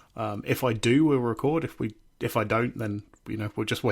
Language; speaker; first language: English; native; English